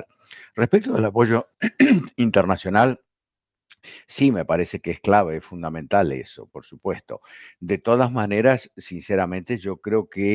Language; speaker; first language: Spanish; native; Spanish